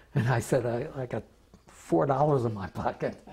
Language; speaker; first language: English; native; English